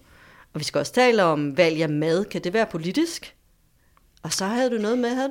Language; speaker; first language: Danish; native; Danish